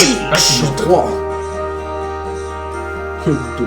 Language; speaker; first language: French; native; French